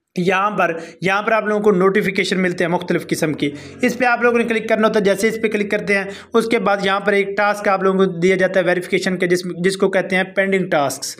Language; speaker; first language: Urdu; non-native, local second language; Punjabi